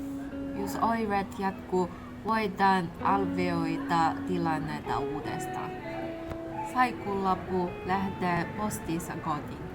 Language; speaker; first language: Finnish; non-native, learner; Chinese